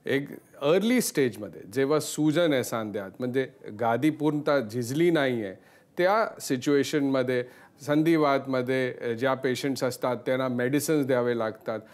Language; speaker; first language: Marathi; non-native, local second language; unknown